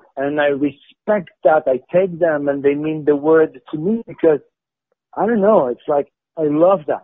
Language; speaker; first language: English; non-native, fluent; Arabic